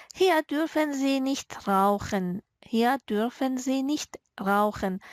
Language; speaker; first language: German; non-native, fluent; Persian